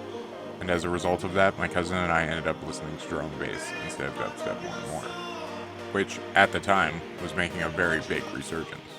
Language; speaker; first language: English; native; English